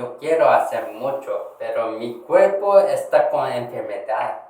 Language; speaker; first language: Spanish; non-native, learner; Korean